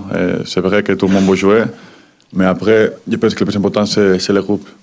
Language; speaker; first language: French; non-native, fluent; Spanish